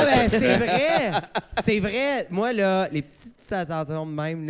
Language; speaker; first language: French; native; French